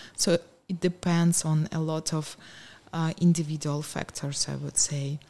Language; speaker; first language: English; non-native, fluent; Ukrainian